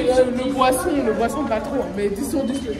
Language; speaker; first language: French; native; French